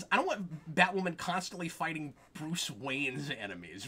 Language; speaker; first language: English; native; English